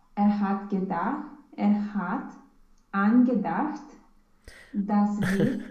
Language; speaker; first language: German; non-native, learner; Romanian